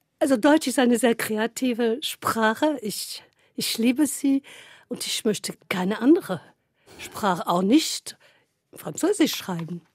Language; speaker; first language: German; non-native, fluent; French